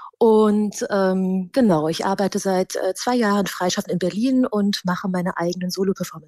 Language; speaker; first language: German; native; German